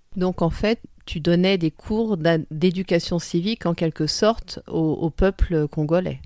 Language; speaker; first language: French; native; French